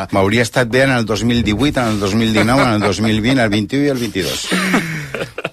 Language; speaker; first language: Catalan; native; Catalan